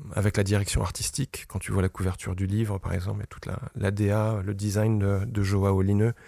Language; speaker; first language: French; native; French